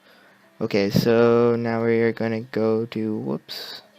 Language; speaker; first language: English; native; English